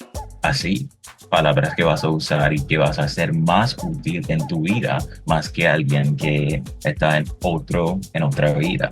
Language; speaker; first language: Spanish; non-native, fluent; English